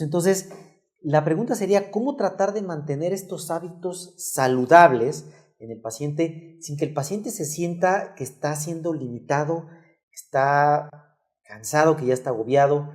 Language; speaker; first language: Spanish; native; Spanish